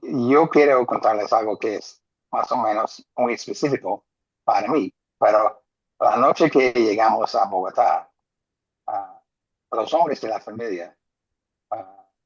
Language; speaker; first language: Spanish; non-native, fluent; English